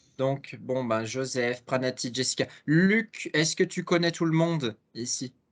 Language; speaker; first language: French; native; French